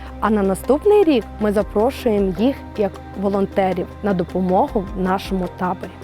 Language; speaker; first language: Ukrainian; native; Ukrainian